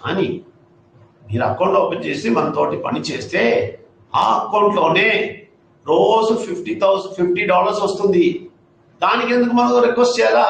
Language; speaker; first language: Telugu; non-native, fluent; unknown